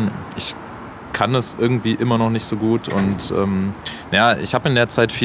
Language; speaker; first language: German; native; German